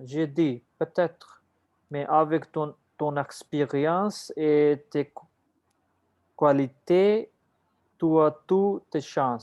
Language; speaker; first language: French; non-native, learner; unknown